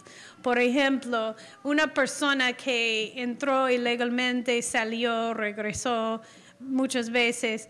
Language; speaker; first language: Spanish; non-native, fluent; English